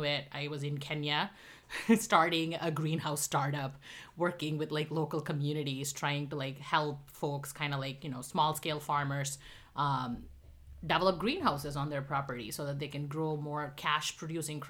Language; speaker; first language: English; non-native, local second language; Tamil